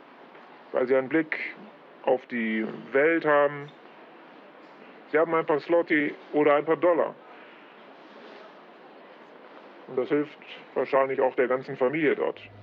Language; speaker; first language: German; non-native, fluent; Polish